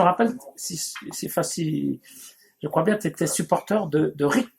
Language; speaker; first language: French; native; French